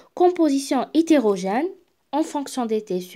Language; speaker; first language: French; non-native, local second language; Arabic